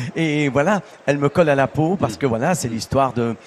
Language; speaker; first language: French; early bilingual, other home language; Italian